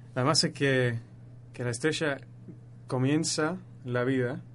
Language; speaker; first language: Spanish; non-native, fluent; English